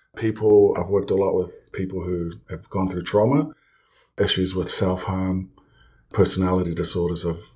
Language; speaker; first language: English; native; English